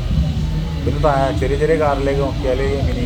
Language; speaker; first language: Malayalam; native; Malayalam